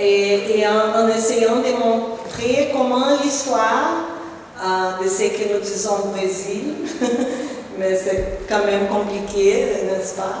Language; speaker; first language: French; non-native, fluent; Portuguese